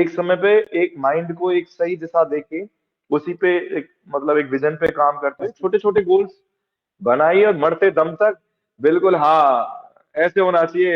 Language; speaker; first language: Hindi; native; Hindi